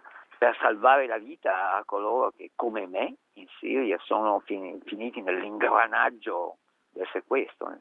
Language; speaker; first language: Italian; native; Italian